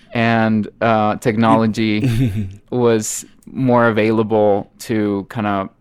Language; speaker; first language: English; non-native, fluent; Spanish